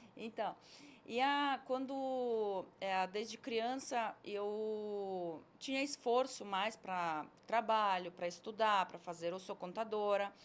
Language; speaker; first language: Portuguese; non-native, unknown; Russian